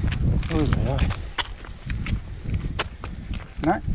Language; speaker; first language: Vietnamese; non-native, learner; English